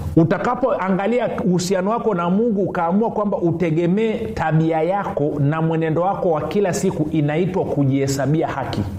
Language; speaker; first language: Swahili; native; Swahili